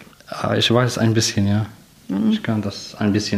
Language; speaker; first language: German; non-native, learner; Arabic